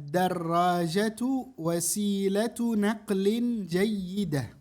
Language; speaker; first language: Arabic; non-native, fluent; Indonesian